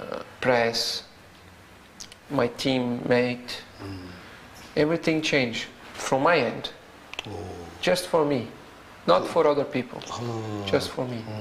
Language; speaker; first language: English; non-native, fluent; Portuguese